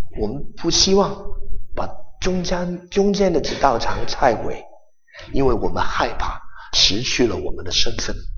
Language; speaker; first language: Chinese; non-native, local second language; Cantonese